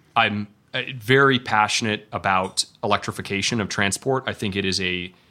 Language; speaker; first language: English; native; English